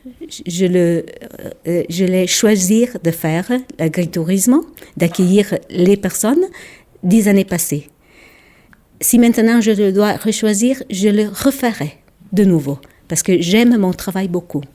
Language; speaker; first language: French; non-native, local second language; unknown